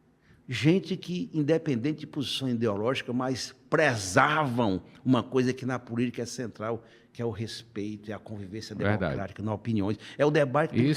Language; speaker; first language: Portuguese; native; Portuguese